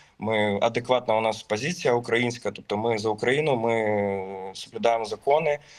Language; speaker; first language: Ukrainian; native; Ukrainian